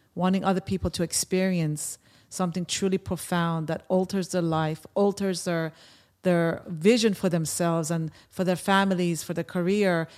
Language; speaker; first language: English; early bilingual, other home language; Persian